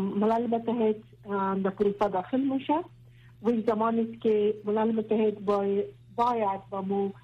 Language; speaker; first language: Persian; non-native, local second language; Pashto